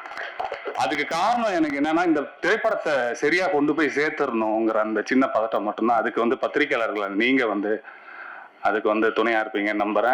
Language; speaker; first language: Tamil; native; Tamil